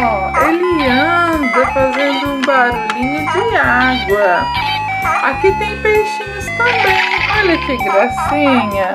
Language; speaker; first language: Portuguese; native; Portuguese